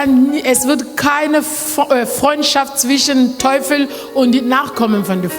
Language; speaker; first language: German; non-native, learner; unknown